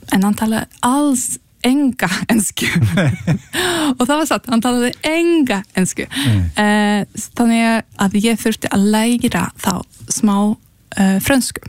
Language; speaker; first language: Icelandic; early bilingual, heritage; Icelandic